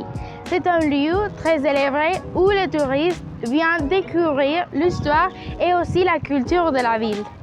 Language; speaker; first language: French; non-native, learner; Spanish